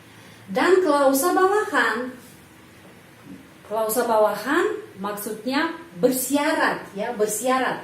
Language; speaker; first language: Indonesian; non-native, fluent; Russian